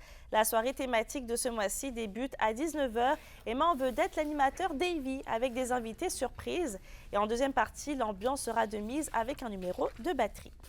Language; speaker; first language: French; native; French